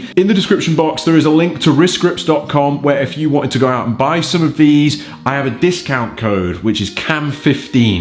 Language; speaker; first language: English; native; English